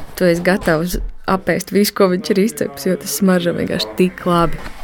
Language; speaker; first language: Latvian; native; Latvian